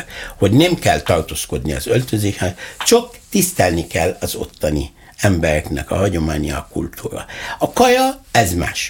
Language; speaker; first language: Hungarian; non-native, fluent; Arabic